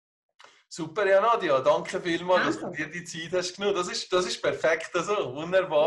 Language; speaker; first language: German; native; German